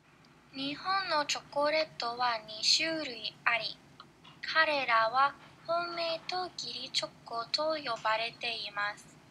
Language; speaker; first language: Japanese; non-native, learner; English